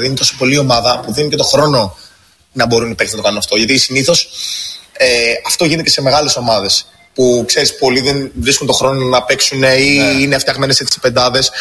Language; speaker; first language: Greek; early bilingual, heritage; English